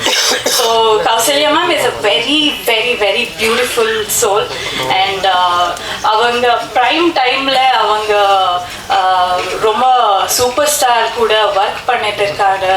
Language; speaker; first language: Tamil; non-native, learner; Kannada